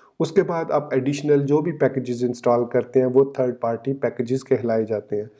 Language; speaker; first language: Urdu; native; Urdu